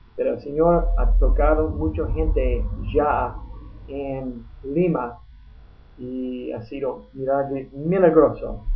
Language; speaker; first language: Spanish; non-native, learner; English